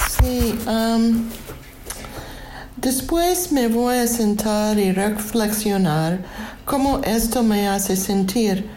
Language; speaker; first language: Spanish; non-native, learner; English